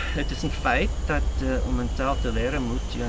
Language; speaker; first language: Dutch; non-native, learner; English